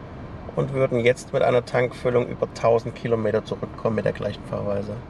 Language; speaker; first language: German; native; German